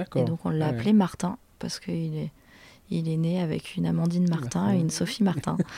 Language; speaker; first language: French; native; French